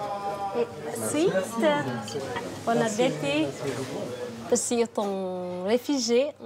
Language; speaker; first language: French; non-native, learner; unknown